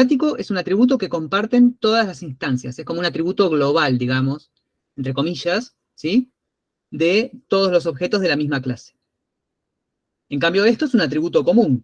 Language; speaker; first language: Spanish; native; Spanish